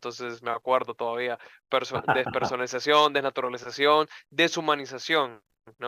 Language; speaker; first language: Spanish; native; Spanish